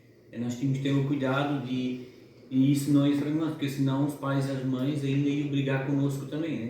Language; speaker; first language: Portuguese; native; Portuguese